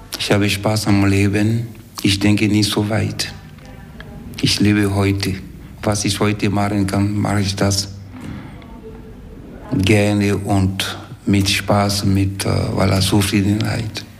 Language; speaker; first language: German; non-native, fluent; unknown